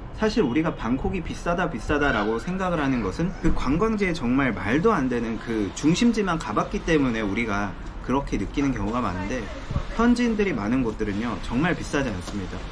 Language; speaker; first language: Korean; native; Korean